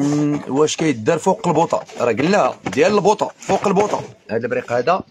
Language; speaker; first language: Arabic; native; Arabic